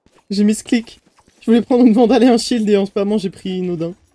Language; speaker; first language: French; native; French